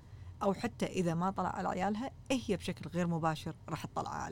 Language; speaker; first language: Arabic; native; Arabic